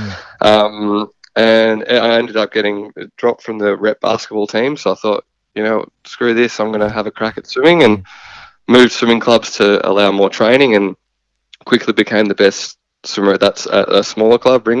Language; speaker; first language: English; native; English